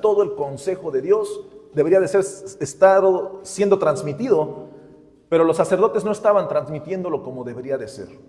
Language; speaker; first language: Spanish; native; Spanish